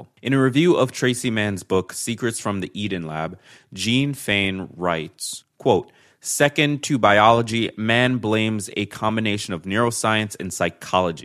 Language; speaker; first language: English; native; English